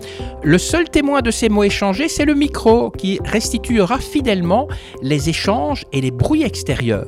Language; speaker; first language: French; native; French